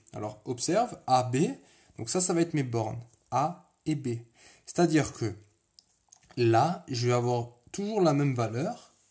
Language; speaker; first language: French; native; French